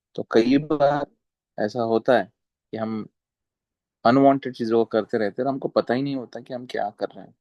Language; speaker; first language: Hindi; non-native, local second language; Marathi